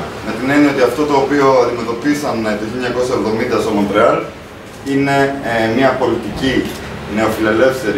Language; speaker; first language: Greek; native; Greek